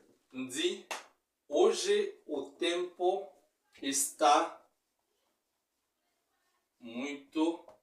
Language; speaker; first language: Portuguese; non-native, fluent; Haitian Creole